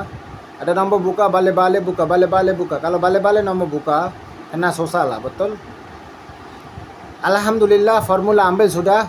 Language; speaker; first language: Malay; non-native, learner; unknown